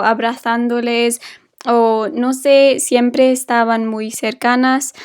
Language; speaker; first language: Spanish; non-native, fluent; English